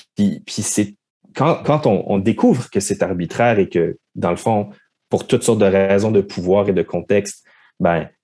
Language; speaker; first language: French; native; French